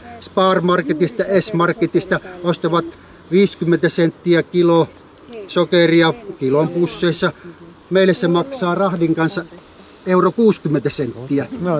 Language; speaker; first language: Finnish; native; Finnish